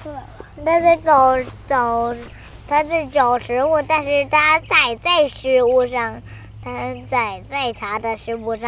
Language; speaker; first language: Chinese; early bilingual, heritage; Chinese